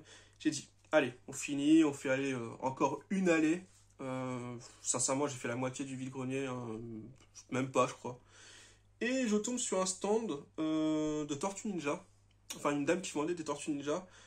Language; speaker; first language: French; native; French